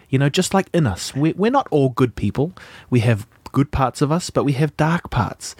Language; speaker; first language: English; native; English